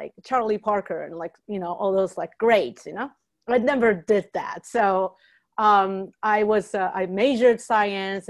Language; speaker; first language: English; non-native, fluent; Japanese